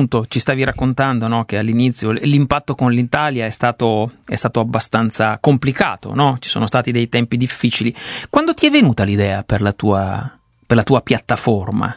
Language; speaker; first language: Italian; native; Italian